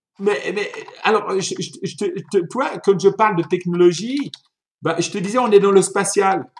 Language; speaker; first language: French; early bilingual, other home language; Italian